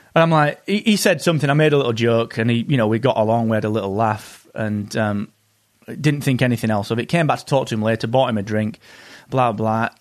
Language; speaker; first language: English; native; English